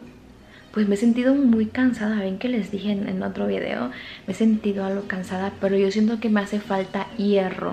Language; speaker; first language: Spanish; native; Spanish